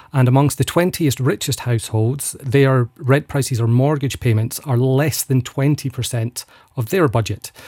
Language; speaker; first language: English; native; English